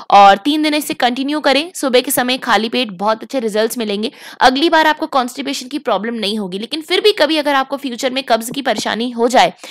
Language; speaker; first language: Hindi; native; Hindi